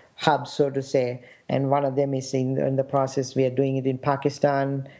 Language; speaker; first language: English; non-native, local second language; Sinhala